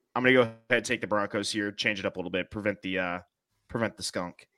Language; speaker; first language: English; native; English